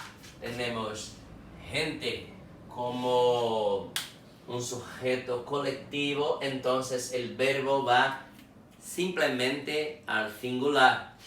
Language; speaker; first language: Spanish; non-native, fluent; Portuguese